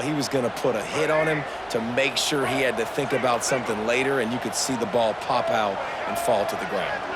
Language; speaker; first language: English; native; English